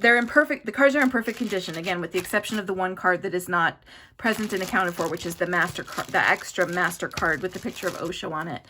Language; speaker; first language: English; native; English